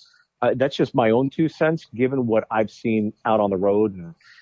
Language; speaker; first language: English; native; English